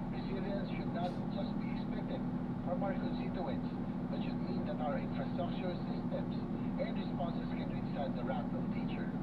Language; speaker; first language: English; non-native, local second language; Filipino